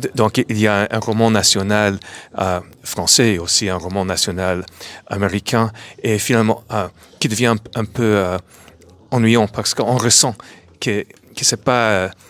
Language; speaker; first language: French; non-native, fluent; English